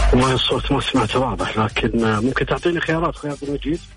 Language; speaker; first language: Arabic; native; Arabic